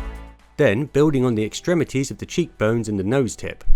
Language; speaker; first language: English; native; English